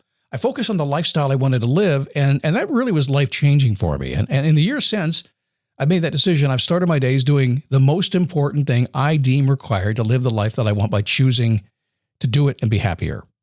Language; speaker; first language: English; native; English